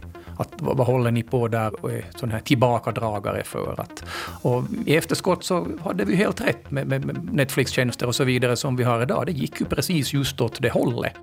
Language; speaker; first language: Swedish; native; Swedish